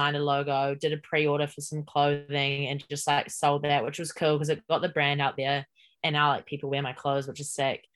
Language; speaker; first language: English; native; English